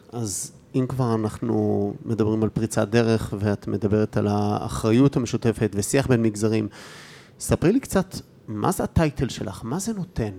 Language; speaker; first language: Hebrew; native; Hebrew